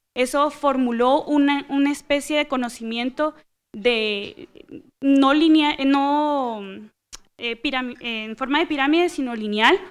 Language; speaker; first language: Spanish; native; Spanish